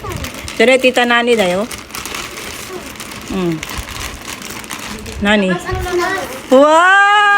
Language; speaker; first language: Japanese; non-native, fluent; Filipino